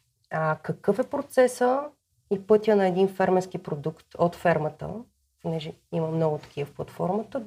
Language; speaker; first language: Bulgarian; native; Bulgarian